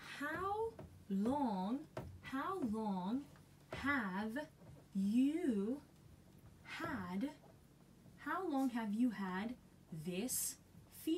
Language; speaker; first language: English; non-native, learner; Haitian Creole